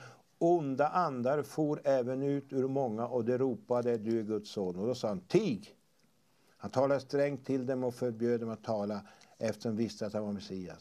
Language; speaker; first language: Swedish; native; Swedish